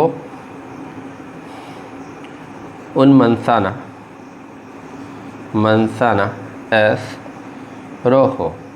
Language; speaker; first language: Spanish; non-native, learner; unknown